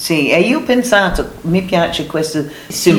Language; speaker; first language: Italian; non-native, learner; English